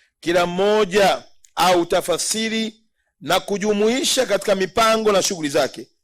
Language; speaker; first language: Swahili; native; Swahili